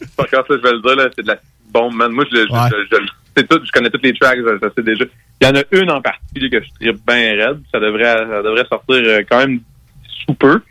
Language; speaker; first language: French; native; French